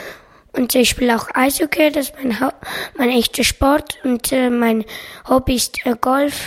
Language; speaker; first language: German; early bilingual, other home language; Russian